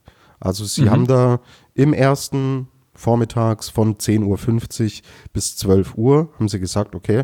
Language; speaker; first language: German; native; German